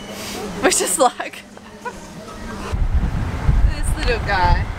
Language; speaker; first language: English; native; English